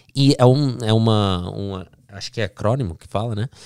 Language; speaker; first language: Portuguese; early bilingual, heritage; English